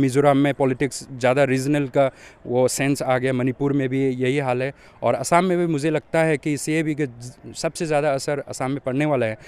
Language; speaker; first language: Hindi; non-native, local second language; Manipuri